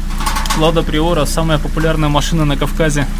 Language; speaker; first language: Russian; native; Russian